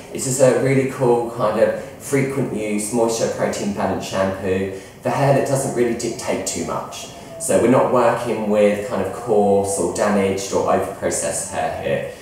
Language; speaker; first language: English; native; English